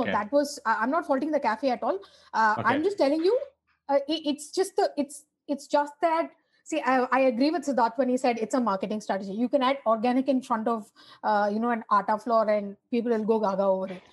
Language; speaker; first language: English; non-native, local second language; Tamil